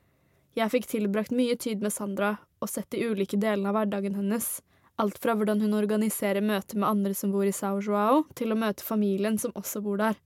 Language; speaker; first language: Norwegian; native; Norwegian